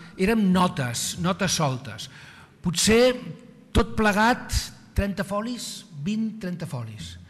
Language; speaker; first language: Catalan; native; Catalan